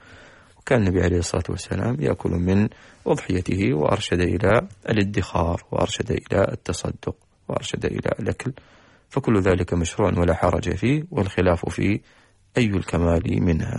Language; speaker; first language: Arabic; native; Arabic